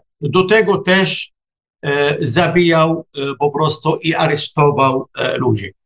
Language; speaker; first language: Polish; non-native, fluent; Arabic